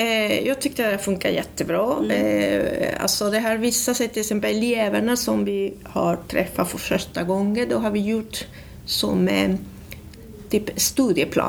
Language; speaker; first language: Swedish; non-native, fluent; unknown